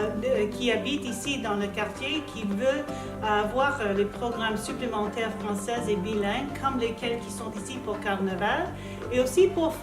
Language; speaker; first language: French; non-native, local second language; English